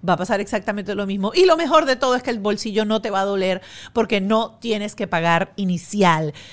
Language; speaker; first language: Spanish; native; Spanish